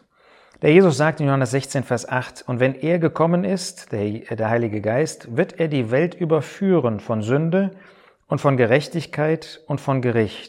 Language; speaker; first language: German; native; German